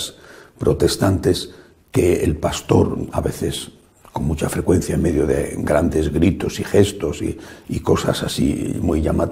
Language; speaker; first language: Spanish; native; Spanish